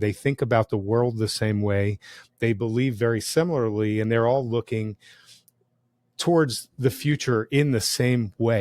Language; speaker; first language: English; native; English